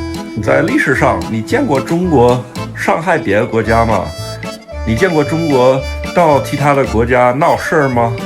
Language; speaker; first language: Chinese; non-native, fluent; English